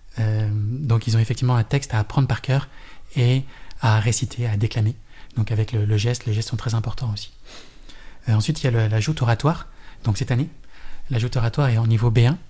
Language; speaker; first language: French; native; French